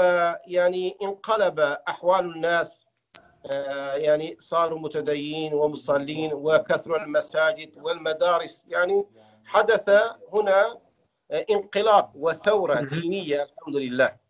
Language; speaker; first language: Arabic; non-native, fluent; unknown